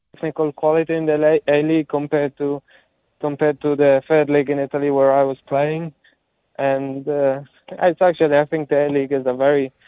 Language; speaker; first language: English; early bilingual, heritage; English